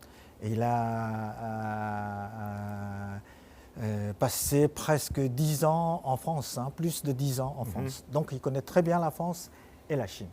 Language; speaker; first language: French; non-native, fluent; Chinese